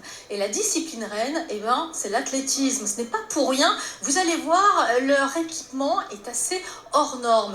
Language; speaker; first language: French; native; French